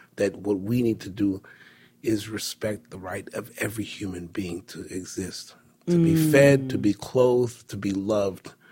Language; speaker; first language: English; early bilingual, other home language; Spanish